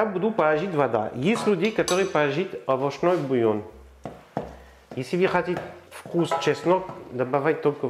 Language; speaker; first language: Russian; non-native, learner; French